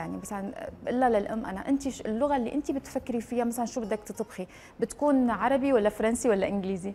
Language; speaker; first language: Arabic; native; Arabic